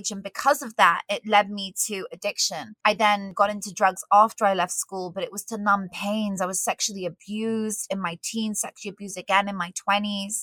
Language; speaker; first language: English; native; English